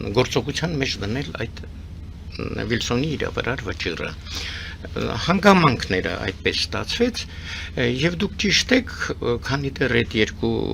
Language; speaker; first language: Armenian; early bilingual, heritage; Armenian